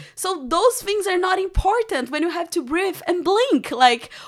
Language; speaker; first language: English; non-native, fluent; Portuguese